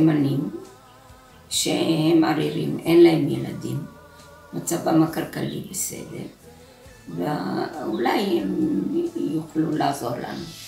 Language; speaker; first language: Hebrew; early bilingual, other home language; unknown